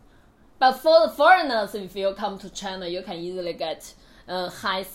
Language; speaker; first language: English; non-native, learner; Chinese